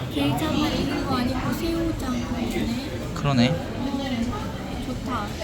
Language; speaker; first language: Korean; non-native, fluent; Lao